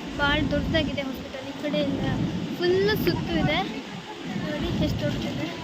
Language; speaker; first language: Kannada; native; Kannada